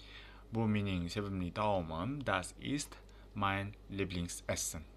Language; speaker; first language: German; non-native, fluent; Uzbek